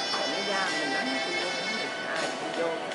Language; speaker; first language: Vietnamese; native; Vietnamese